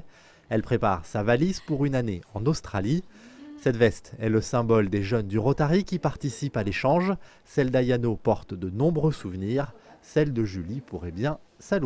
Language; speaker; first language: French; native; French